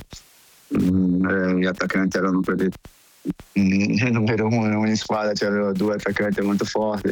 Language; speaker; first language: Italian; non-native, fluent; Portuguese